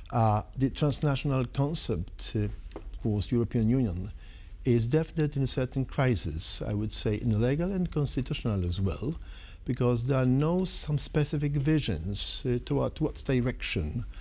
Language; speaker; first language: English; non-native, fluent; Polish